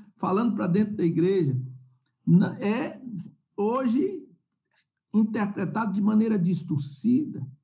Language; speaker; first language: Portuguese; native; Portuguese